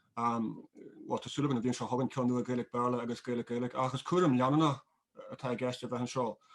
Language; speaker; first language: Irish; native; Irish